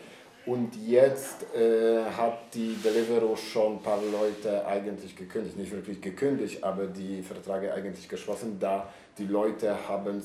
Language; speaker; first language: German; non-native, learner; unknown